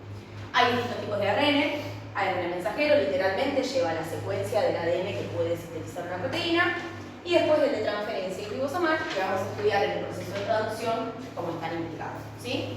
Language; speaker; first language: Spanish; native; Spanish